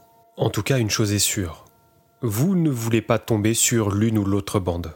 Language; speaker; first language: French; native; French